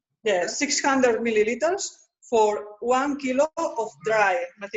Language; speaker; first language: English; non-native, learner; Spanish